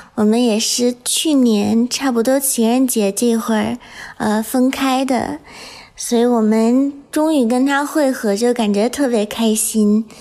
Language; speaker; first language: Chinese; non-native, fluent; English